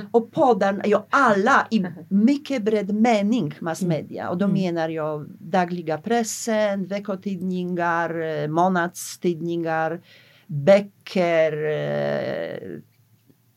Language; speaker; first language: Swedish; non-native, fluent; Polish